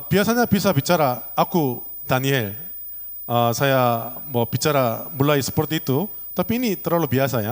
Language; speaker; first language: Indonesian; non-native, learner; Korean